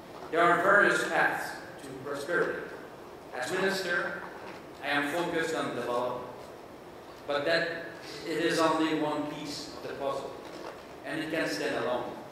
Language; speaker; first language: English; non-native, local second language; French